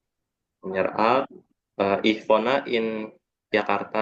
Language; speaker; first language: German; non-native, learner; Indonesian